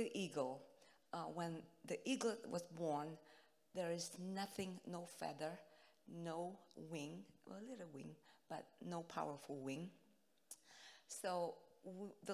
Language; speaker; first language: English; non-native, fluent; Indonesian